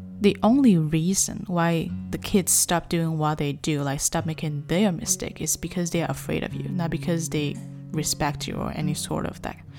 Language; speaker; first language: English; non-native, fluent; Chinese